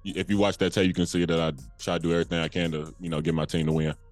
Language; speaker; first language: English; native; English